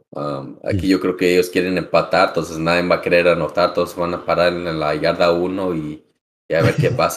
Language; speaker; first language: Spanish; early bilingual, heritage; Spanish